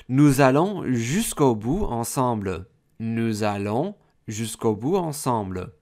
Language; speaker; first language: French; non-native, fluent; English